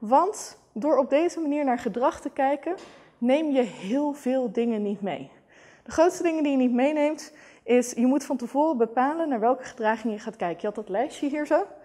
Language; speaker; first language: Dutch; native; Dutch